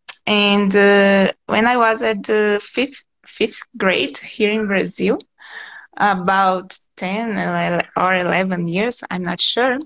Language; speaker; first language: English; non-native, learner; Portuguese